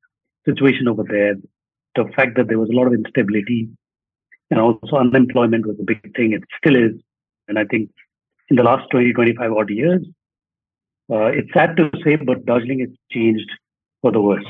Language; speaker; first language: English; non-native, local second language; Nepali